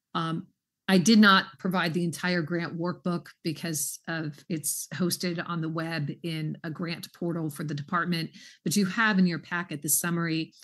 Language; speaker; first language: English; native; English